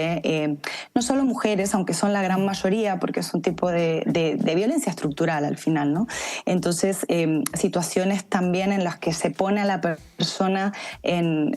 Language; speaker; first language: Spanish; native; Spanish